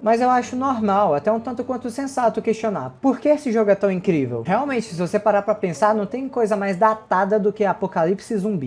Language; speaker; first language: Portuguese; native; Portuguese